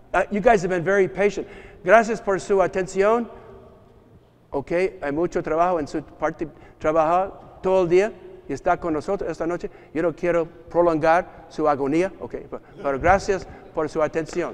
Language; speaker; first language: Spanish; non-native, learner; English